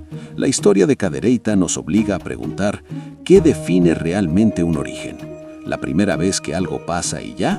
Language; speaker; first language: Spanish; native; Spanish